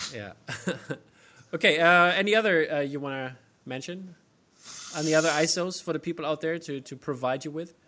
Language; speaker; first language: English; non-native, fluent; German